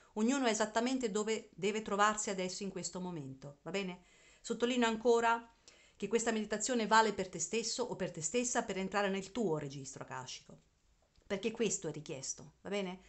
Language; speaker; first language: Italian; native; Italian